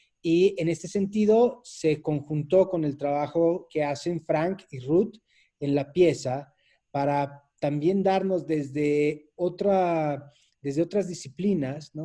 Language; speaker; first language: Spanish; native; Spanish